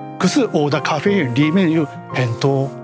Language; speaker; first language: Chinese; non-native, learner; Japanese